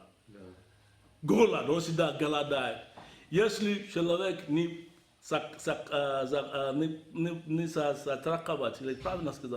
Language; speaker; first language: Russian; non-native, learner; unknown